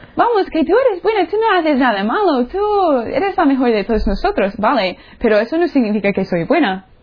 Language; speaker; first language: Spanish; non-native, fluent; English